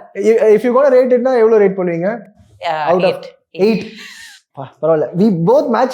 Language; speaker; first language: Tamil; native; Tamil